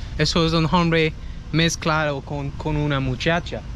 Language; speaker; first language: Spanish; non-native, learner; English